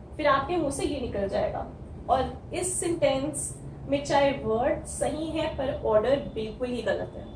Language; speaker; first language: Hindi; native; Hindi